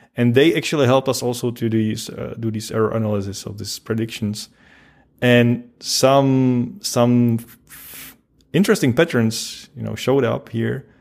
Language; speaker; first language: English; non-native, fluent; Czech